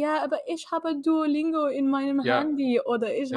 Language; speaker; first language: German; non-native, learner; French